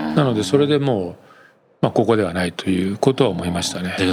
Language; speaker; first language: Japanese; native; Japanese